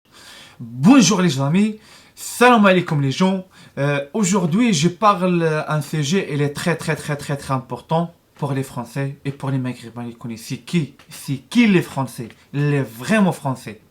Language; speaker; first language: French; non-native, learner; Arabic